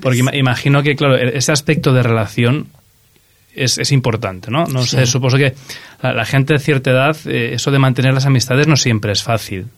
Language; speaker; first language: Spanish; non-native, local second language; Catalan